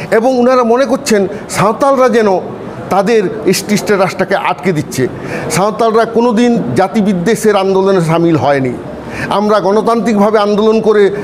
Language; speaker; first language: Bangla; non-native, local second language; Santali